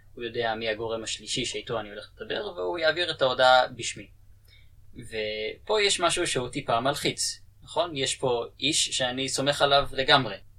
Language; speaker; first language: Hebrew; native; Hebrew